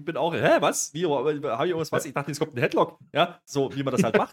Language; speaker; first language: German; native; German